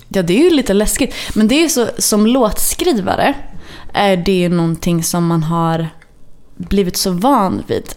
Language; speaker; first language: Swedish; native; Swedish